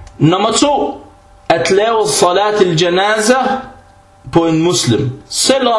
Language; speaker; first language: Danish; early bilingual, other home language; Arabic